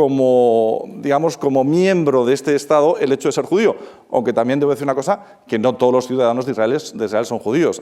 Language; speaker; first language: Spanish; native; Spanish